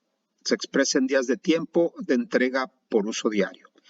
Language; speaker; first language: Spanish; native; Spanish